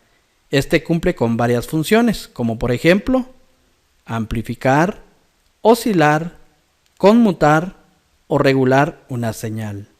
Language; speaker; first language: Spanish; native; Spanish